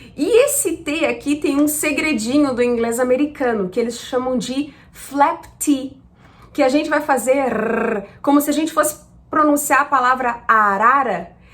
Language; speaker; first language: Portuguese; native; Portuguese